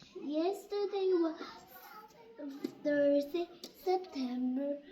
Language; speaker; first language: English; early bilingual, other home language; Korean